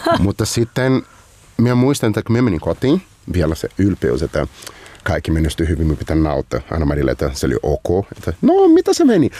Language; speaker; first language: Finnish; non-native, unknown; Portuguese